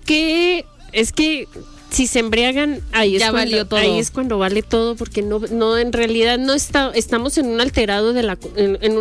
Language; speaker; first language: Spanish; native; Spanish